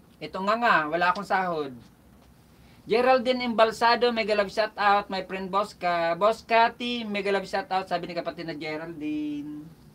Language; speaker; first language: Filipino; non-native, local second language; Bikol